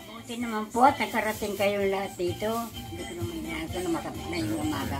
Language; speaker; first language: Filipino; non-native, local second language; Cebuano